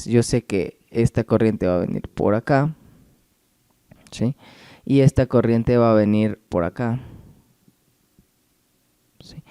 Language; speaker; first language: Spanish; native; Spanish